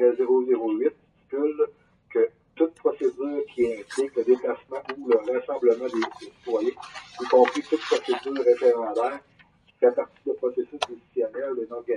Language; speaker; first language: French; native; French